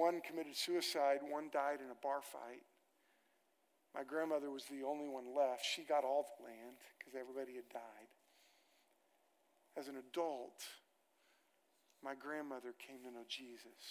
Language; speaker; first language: English; native; English